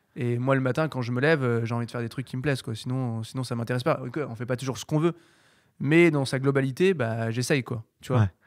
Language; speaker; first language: French; native; French